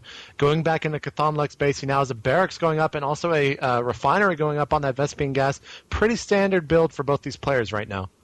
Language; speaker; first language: English; native; English